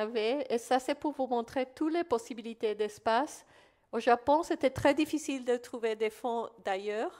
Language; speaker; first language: French; non-native, fluent; Spanish